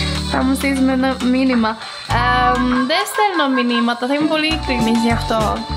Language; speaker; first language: Greek; early bilingual, other home language; Czech